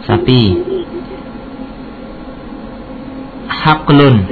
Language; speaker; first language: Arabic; non-native, fluent; Indonesian